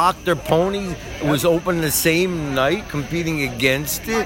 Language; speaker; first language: English; native; English